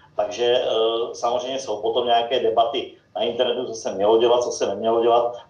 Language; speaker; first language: Czech; native; Czech